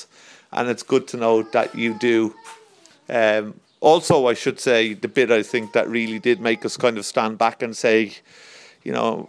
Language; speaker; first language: English; native; English